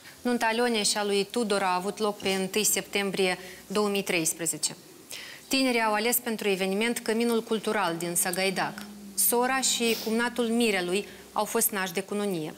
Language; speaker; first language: Romanian; native; Romanian